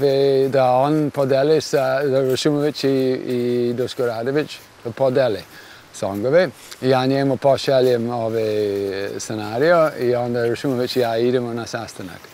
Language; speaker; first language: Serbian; non-native, fluent; English